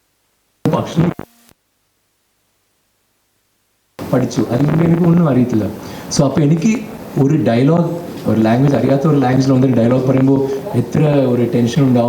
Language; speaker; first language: Malayalam; non-native, learner; Tamil